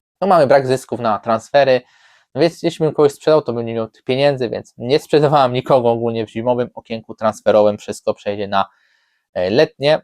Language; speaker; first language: Polish; native; Polish